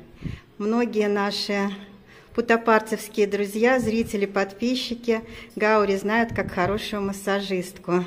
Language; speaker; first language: Russian; native; Russian